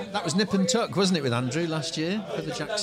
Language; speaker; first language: English; native; English